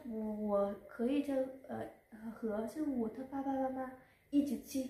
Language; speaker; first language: Chinese; non-native, learner; Vietnamese